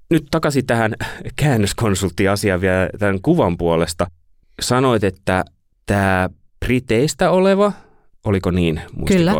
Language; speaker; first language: Finnish; native; Finnish